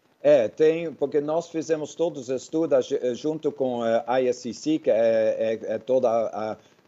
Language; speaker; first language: Portuguese; non-native, fluent; Dutch